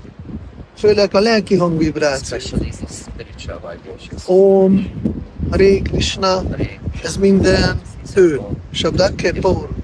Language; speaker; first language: Hungarian; non-native, fluent; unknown